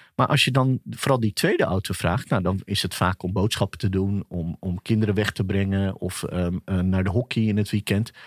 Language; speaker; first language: Dutch; early bilingual, other home language; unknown